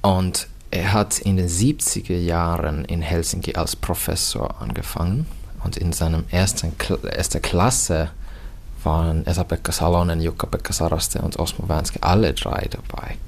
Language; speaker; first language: German; non-native, fluent; Finnish